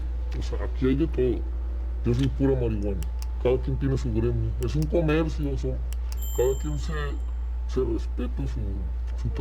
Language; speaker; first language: Spanish; native; Spanish